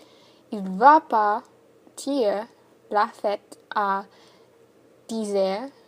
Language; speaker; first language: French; non-native, learner; English